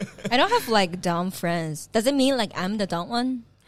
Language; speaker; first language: English; non-native, fluent; Chinese